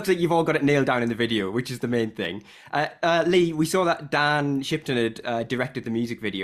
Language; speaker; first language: English; native; English